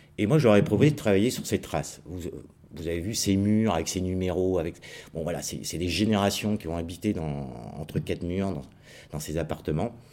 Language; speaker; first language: French; native; French